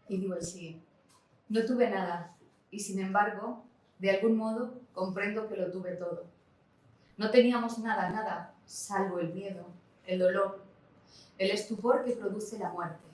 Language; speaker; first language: Spanish; non-native, local second language; Catalan